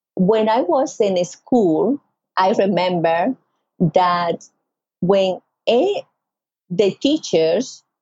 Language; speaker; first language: English; non-native, learner; Spanish